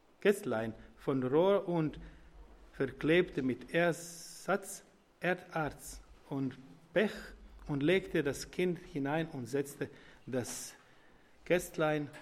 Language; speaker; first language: German; non-native, learner; Croatian